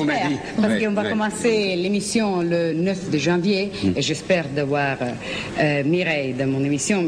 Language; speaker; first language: French; non-native, fluent; Italian